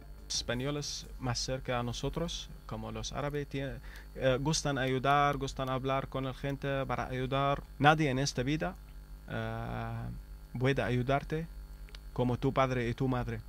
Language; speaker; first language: Spanish; non-native, learner; Arabic